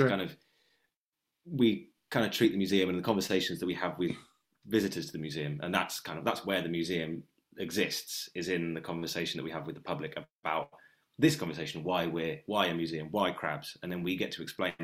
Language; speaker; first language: English; native; English